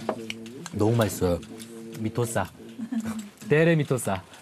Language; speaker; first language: Korean; native; Korean